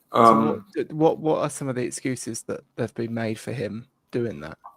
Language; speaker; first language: English; native; English